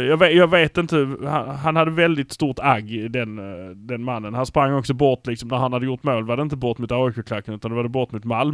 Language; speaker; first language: Swedish; native; Swedish